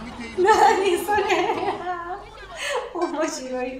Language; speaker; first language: Japanese; non-native, learner; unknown